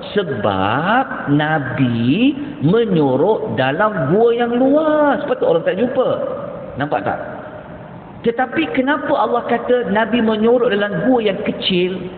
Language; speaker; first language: Malay; native; Malay